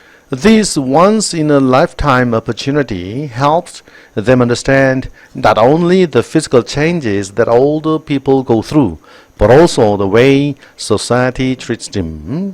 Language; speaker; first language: English; non-native, fluent; Korean